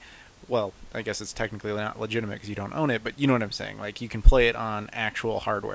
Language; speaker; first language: English; native; English